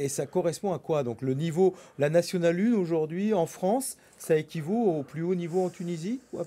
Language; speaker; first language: French; native; French